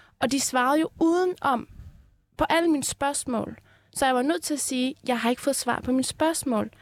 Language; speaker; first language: Danish; early bilingual, other home language; Persian